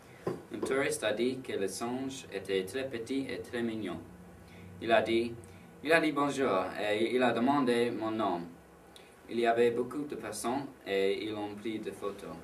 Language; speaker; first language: French; non-native, learner; English